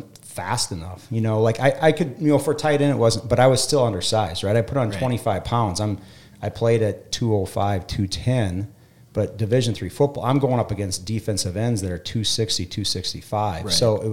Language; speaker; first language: English; native; English